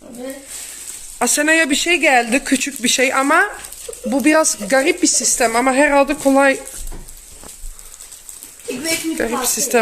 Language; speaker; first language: Turkish; non-native, learner; Dutch